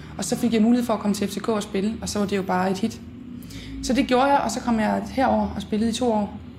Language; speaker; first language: Danish; native; Danish